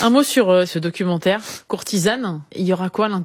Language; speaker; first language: French; native; French